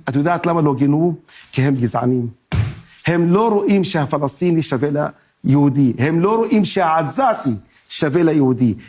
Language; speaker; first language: Hebrew; non-native, local second language; Arabic